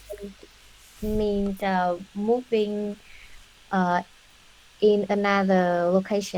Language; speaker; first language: English; non-native, learner; Vietnamese